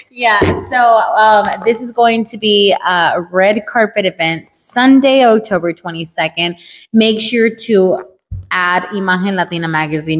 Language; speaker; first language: English; early bilingual, other home language; Spanish